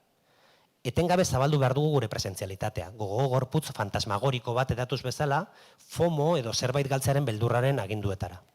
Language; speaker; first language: Basque; native; Basque